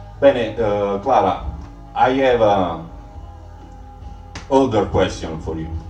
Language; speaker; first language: English; non-native, learner; Italian